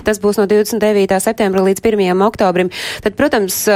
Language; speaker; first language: Latvian; native; Latvian